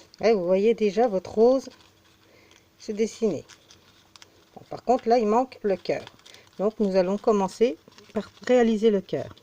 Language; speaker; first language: French; native; French